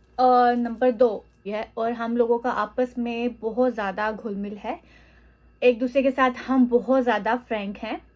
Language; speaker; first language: Urdu; native; Urdu